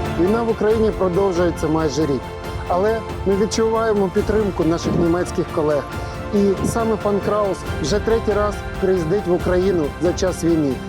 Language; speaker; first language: Ukrainian; native; Ukrainian